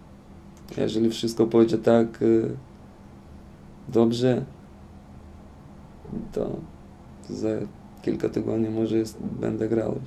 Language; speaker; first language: Polish; non-native, fluent; Lithuanian